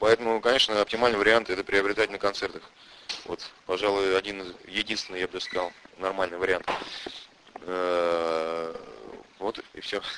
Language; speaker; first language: Russian; native; Russian